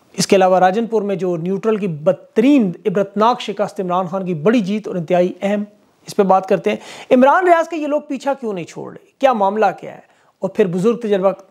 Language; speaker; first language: Urdu; native; Urdu